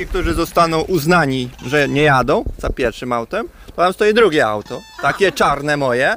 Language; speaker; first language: Polish; native; Polish